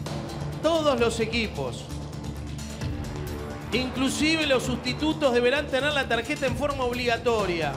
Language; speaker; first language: Spanish; native; Spanish